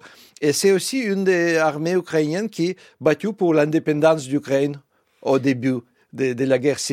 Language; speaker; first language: French; non-native, fluent; Russian